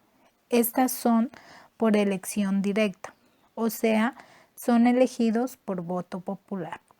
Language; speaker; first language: Spanish; native; Spanish